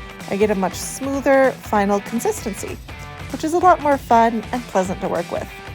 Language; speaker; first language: English; native; English